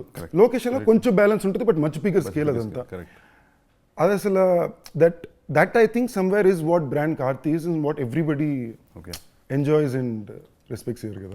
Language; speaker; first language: Telugu; native; Telugu